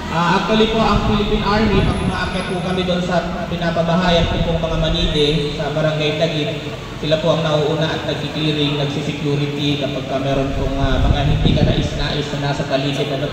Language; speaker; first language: Filipino; native; Filipino